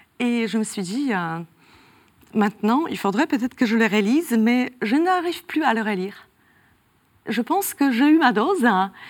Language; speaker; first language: French; non-native, fluent; Polish